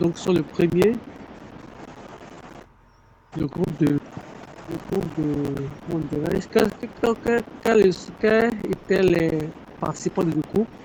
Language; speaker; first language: French; non-native, fluent; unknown